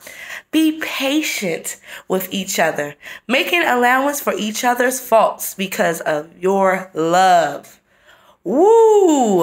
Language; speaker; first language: English; native; English